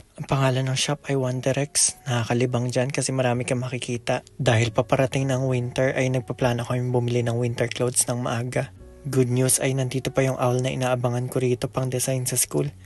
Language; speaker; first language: Filipino; native; Filipino